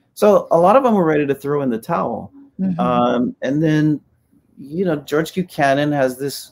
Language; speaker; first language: English; native; English